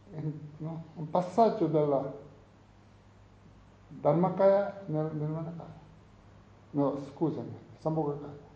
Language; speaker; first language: Italian; non-native, learner; Tibetan